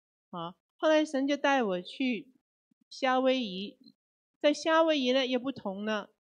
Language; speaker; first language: Chinese; non-native, fluent; Cantonese